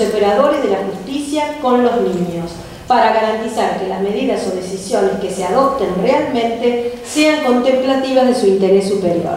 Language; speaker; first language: Spanish; native; Spanish